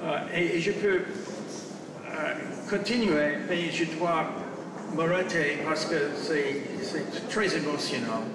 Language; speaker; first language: French; non-native, fluent; English